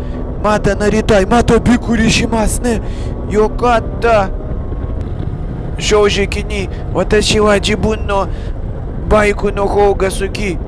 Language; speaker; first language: Japanese; non-native, learner; Russian